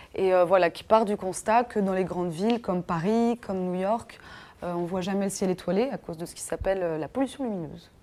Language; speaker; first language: French; native; French